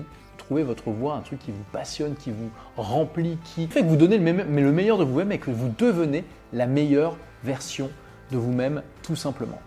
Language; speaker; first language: French; native; French